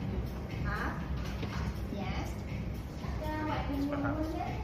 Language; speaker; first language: English; non-native, learner; Vietnamese